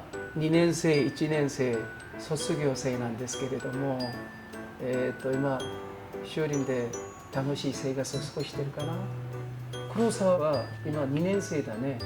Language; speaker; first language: Japanese; non-native, fluent; Korean